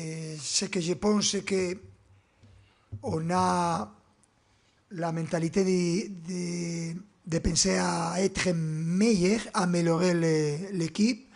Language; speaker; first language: French; non-native, fluent; Spanish